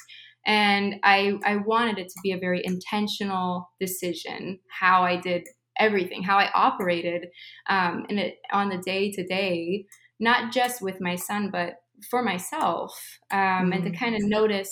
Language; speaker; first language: English; native; English